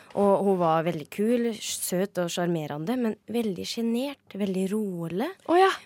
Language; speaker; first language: Norwegian; native; Norwegian